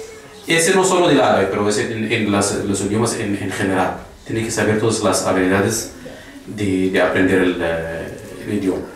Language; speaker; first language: Spanish; non-native, fluent; Arabic